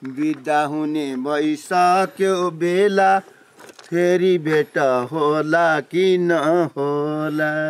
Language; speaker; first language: Nepali; native; Nepali